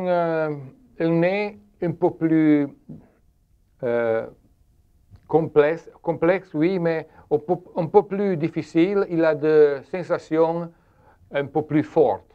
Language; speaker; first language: French; non-native, learner; Italian